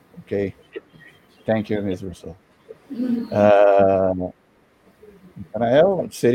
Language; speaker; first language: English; non-native, learner; Portuguese